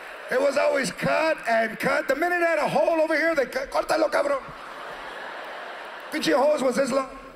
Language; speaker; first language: English; early bilingual, other home language; Spanish